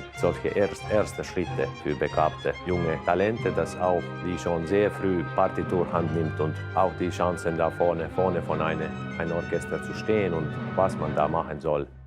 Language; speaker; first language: German; non-native, fluent; Finnish